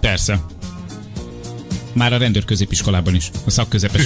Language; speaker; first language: Hungarian; native; Hungarian